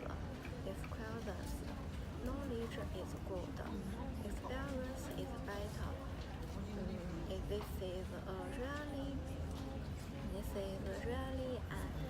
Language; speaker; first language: English; non-native, learner; Chinese